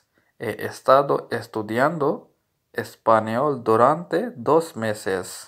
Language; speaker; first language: Spanish; non-native, learner; Urdu